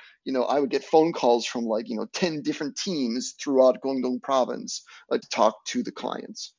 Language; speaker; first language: English; native; English